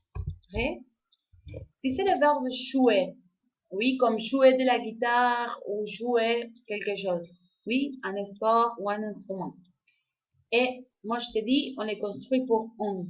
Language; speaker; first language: French; non-native, fluent; Spanish